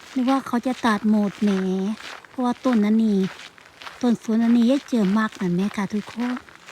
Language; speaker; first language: Thai; non-native, local second language; Northeastern Thai